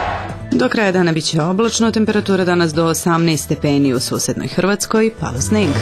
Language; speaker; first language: Croatian; native; Croatian